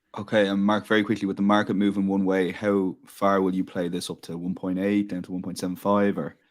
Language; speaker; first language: English; native; English